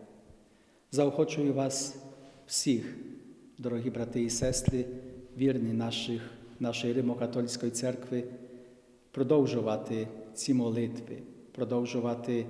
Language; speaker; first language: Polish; non-native, learner; Ukrainian